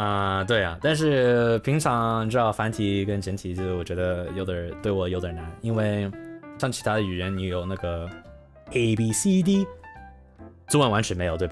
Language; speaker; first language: Chinese; non-native, learner; English